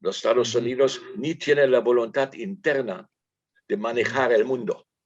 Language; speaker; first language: Spanish; non-native, fluent; German